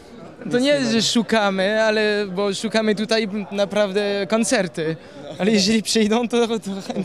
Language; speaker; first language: Polish; non-native, learner; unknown